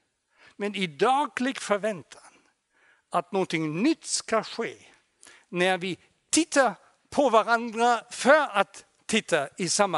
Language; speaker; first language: Swedish; non-native, fluent; German